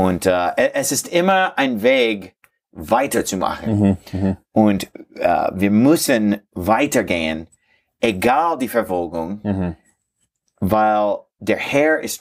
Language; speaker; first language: German; non-native, fluent; English